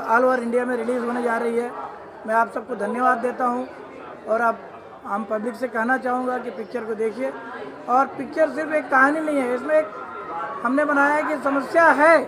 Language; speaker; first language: Hindi; native; Hindi